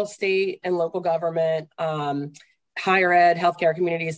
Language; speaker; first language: English; native; English